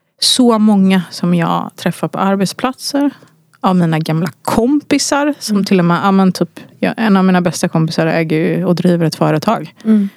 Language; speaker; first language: Swedish; early bilingual, other home language; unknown